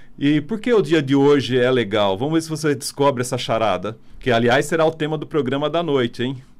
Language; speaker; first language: Portuguese; non-native, fluent; Italian